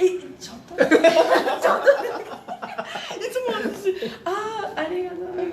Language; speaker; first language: Japanese; non-native, learner; English